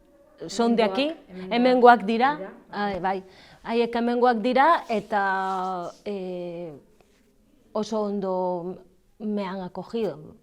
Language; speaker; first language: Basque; non-native, learner; Galician